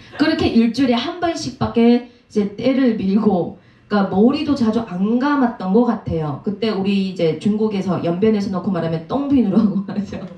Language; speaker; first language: Korean; native; Korean